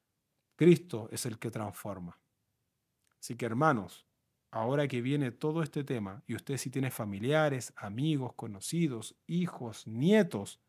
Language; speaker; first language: Spanish; native; Spanish